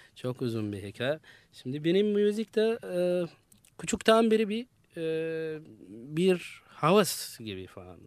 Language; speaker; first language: Turkish; non-native, fluent; Arabic